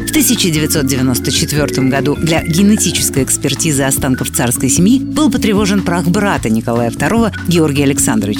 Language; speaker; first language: Russian; native; Russian